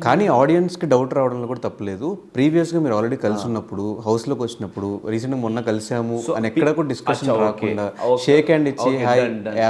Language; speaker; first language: Telugu; native; Telugu